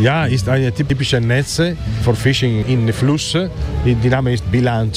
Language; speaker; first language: German; non-native, learner; Italian